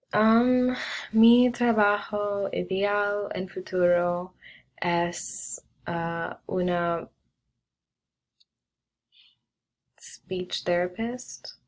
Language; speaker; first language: Spanish; non-native, learner; English